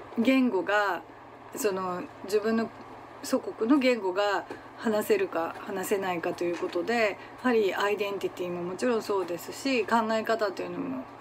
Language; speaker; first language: Japanese; native; Japanese